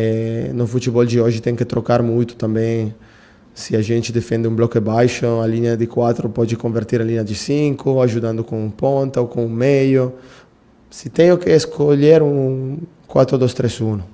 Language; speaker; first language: Portuguese; non-native, fluent; Italian